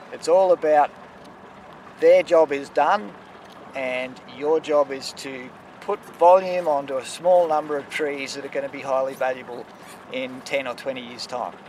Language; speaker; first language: English; native; English